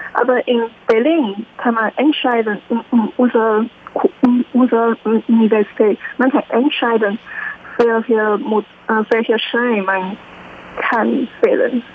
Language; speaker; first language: German; non-native, learner; Chinese